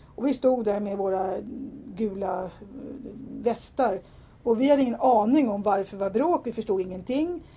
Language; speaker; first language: Swedish; native; Swedish